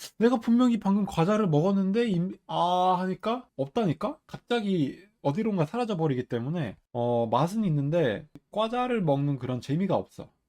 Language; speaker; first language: Korean; non-native, fluent; Finnish